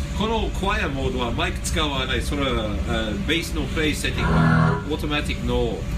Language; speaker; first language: English; native; English